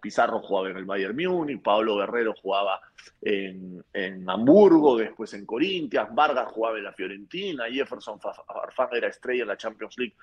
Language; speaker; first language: Spanish; native; Spanish